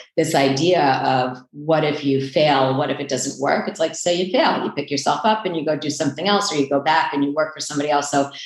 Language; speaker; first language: English; native; English